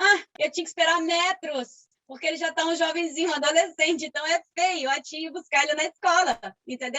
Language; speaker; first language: Portuguese; native; Portuguese